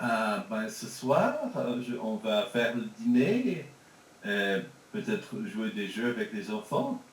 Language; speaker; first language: French; early bilingual, heritage; French